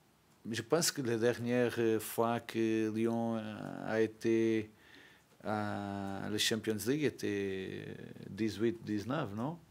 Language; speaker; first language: French; non-native, learner; Portuguese